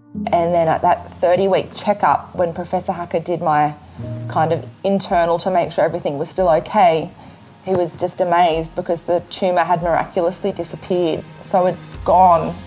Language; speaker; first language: English; native; English